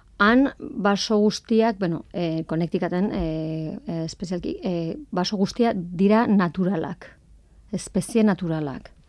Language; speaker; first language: Basque; non-native, local second language; Spanish